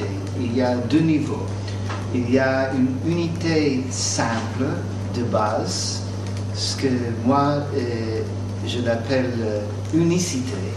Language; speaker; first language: French; non-native, fluent; English